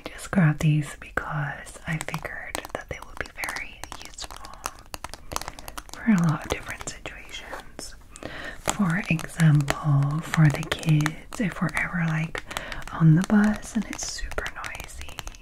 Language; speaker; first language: English; native; English